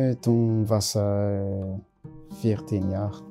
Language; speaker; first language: Dutch; non-native, learner; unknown